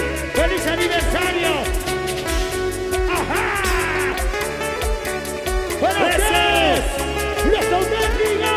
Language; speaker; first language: Spanish; native; Spanish